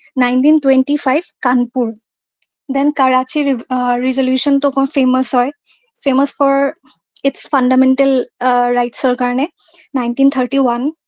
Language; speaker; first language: English; non-native, local second language; Assamese